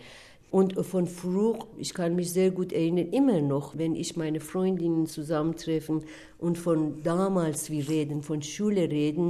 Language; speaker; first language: German; non-native, fluent; Persian